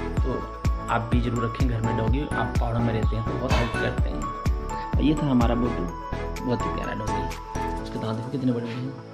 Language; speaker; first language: Hindi; non-native, local second language; Garhwali